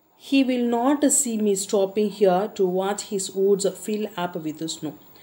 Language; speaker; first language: English; non-native, local second language; Tamil